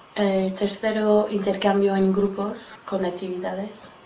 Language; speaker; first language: Spanish; non-native, learner; English